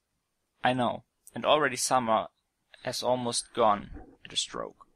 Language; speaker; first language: English; non-native, fluent; German